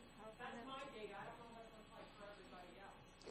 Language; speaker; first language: English; native; English